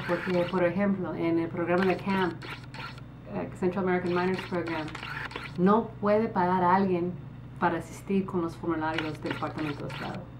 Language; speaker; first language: Spanish; early bilingual, other home language; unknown